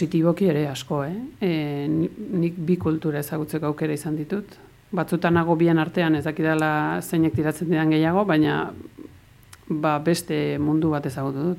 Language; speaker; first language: Basque; early bilingual, heritage; Spanish